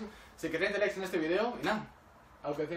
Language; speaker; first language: Spanish; native; Spanish